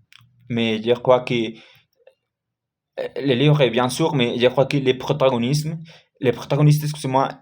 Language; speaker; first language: French; non-native, learner; Spanish